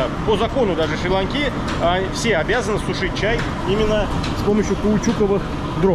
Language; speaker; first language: Russian; native; Russian